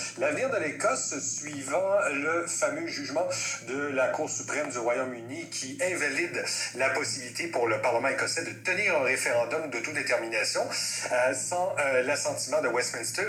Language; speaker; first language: French; native; French